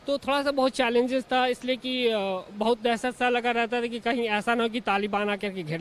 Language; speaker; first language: Hindi; native; Hindi